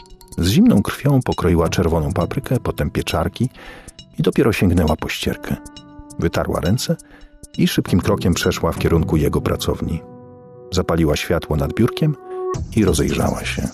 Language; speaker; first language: Polish; native; Polish